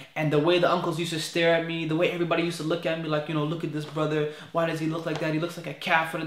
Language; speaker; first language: English; native; English